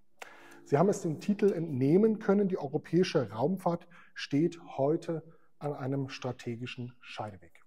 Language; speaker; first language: German; native; German